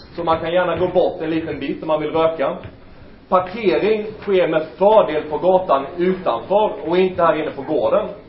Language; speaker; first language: Swedish; native; Swedish